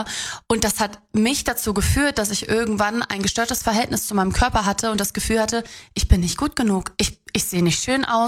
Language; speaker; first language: German; native; German